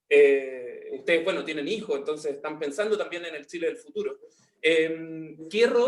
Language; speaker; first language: Spanish; native; Spanish